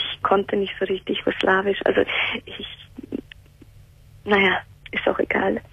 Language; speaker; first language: German; early bilingual, other home language; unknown